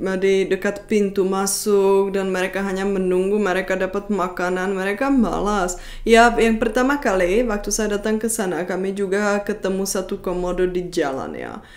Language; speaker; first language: Indonesian; non-native, fluent; Czech